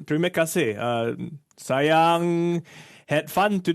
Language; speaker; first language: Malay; non-native, learner; English